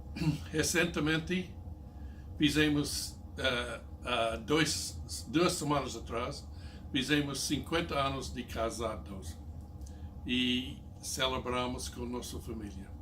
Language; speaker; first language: Portuguese; non-native, fluent; English